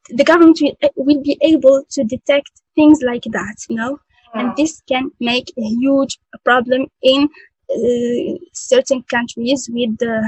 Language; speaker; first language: English; non-native, local second language; Arabic